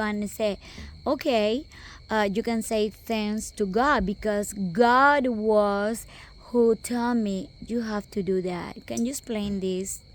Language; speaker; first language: English; non-native, local second language; Spanish